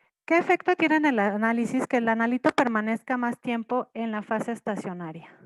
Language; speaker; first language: Spanish; native; Spanish